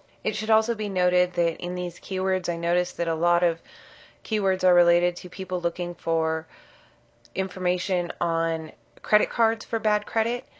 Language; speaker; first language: English; native; English